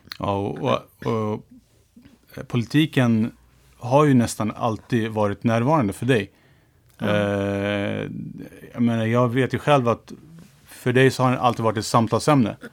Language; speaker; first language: Swedish; early bilingual, other home language; Turoyo